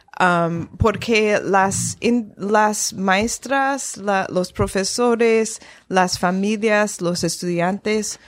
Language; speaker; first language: Spanish; non-native, fluent; English